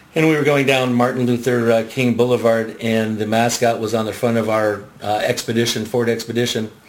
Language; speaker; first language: English; native; English